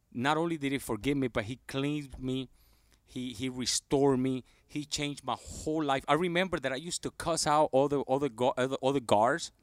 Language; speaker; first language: English; non-native, fluent; Spanish